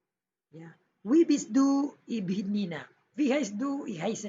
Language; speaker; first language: German; non-native, learner; Indonesian